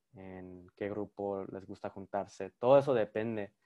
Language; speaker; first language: Spanish; early bilingual, heritage; Spanish